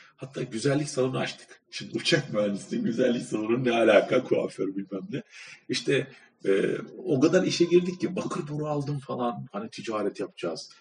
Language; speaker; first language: Turkish; native; Turkish